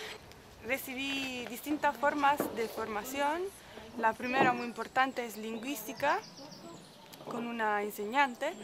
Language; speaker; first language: Spanish; non-native, fluent; Italian